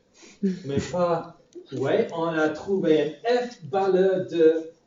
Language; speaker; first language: French; non-native, fluent; English